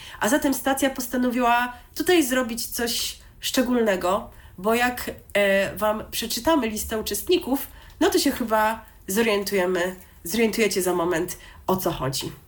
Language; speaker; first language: Polish; native; Polish